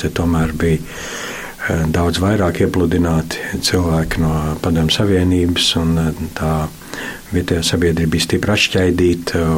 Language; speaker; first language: Latvian; native; Latvian